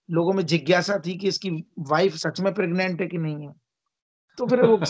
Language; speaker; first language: Hindi; native; Hindi